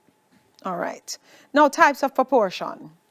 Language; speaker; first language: English; native; English